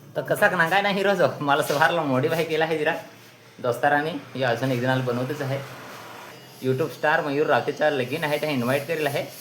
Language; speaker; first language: Marathi; non-native, local second language; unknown